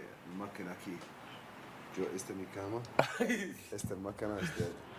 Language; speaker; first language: Spanish; non-native, learner; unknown